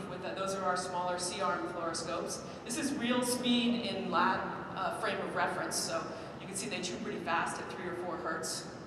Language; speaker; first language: English; native; English